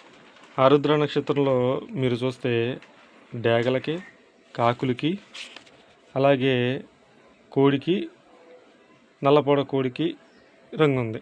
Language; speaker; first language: Telugu; native; Telugu